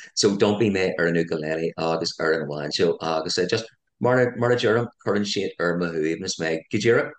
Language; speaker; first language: Irish; non-native, local second language; English